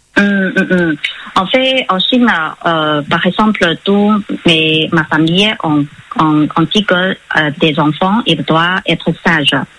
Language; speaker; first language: French; non-native, fluent; Chinese